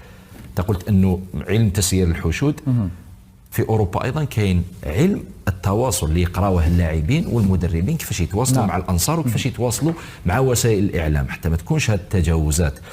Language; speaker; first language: Arabic; native; Arabic